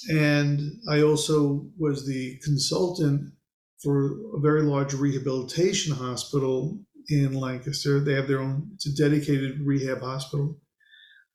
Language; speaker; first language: English; native; English